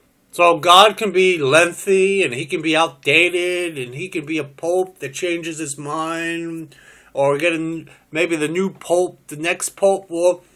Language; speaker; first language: English; native; English